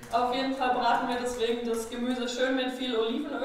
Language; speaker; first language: German; non-native, fluent; Italian